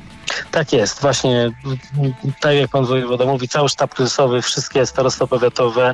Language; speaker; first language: Polish; native; Polish